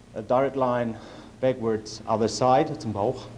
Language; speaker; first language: English; non-native, fluent; German